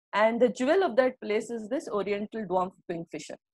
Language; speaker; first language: English; non-native, local second language; Marathi